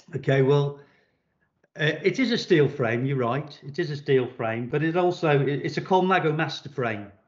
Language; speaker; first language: English; native; English